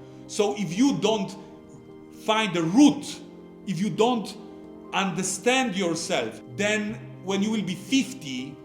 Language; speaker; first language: English; non-native, fluent; Polish